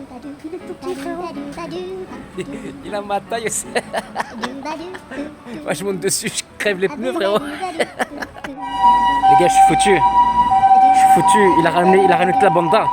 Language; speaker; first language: French; native; French